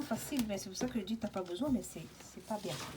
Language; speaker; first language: French; native; French